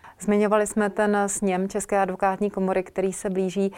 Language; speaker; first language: Czech; native; Czech